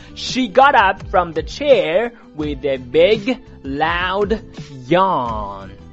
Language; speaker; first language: English; non-native, fluent; Chinese